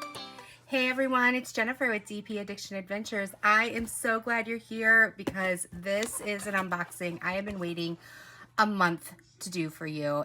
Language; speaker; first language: English; native; English